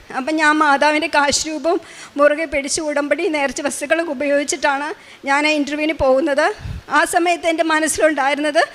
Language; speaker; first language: Malayalam; native; Malayalam